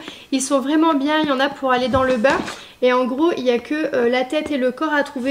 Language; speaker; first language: French; native; French